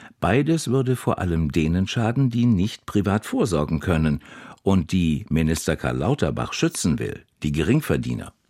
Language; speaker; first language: German; native; German